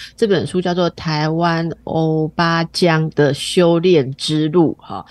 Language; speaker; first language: Chinese; native; Chinese